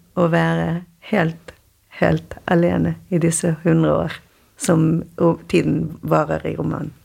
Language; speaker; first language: Norwegian; non-native, fluent; Spanish